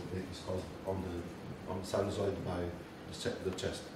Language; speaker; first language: English; non-native, fluent; Portuguese